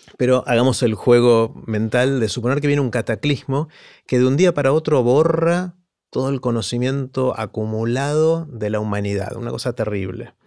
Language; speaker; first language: Spanish; native; Spanish